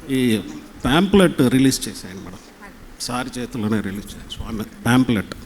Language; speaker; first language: Telugu; native; Telugu